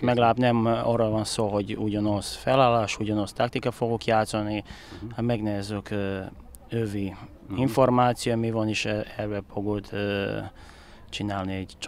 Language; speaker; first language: Hungarian; non-native, learner; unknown